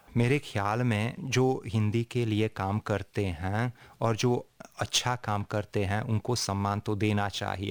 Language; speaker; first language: Hindi; non-native, fluent; Hungarian